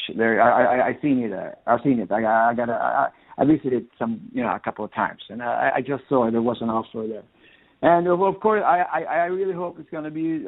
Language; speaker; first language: English; non-native, fluent; Swedish